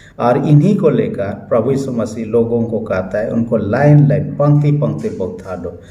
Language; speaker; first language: Hindi; non-native, local second language; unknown